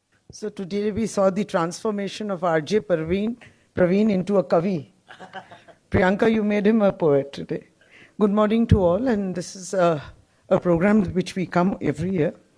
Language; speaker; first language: English; non-native, local second language; Bangla